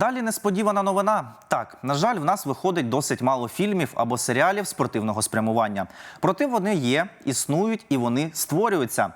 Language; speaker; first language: Ukrainian; native; Ukrainian